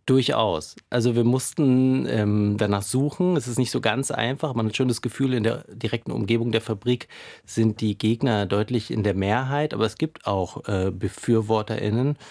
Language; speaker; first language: German; native; German